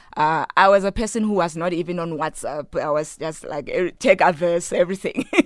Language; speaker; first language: English; non-native, local second language; Tswana